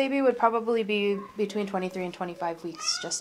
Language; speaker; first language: English; native; English